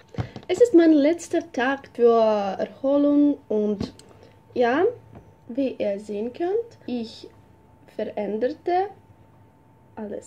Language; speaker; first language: German; non-native, learner; Russian